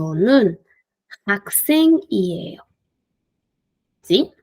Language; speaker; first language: Korean; non-native, fluent; Spanish